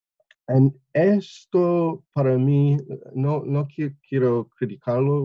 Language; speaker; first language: Spanish; non-native, learner; English